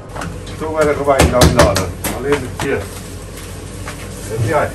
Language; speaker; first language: Dutch; non-native, learner; Italian